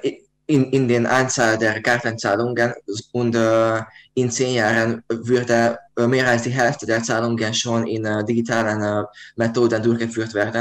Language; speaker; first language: German; non-native, learner; Hungarian